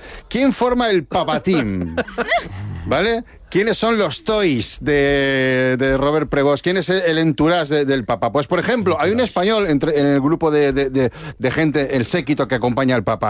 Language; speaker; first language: Spanish; native; Spanish